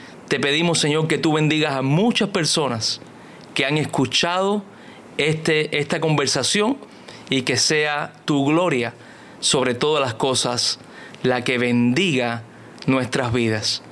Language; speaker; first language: Spanish; native; Spanish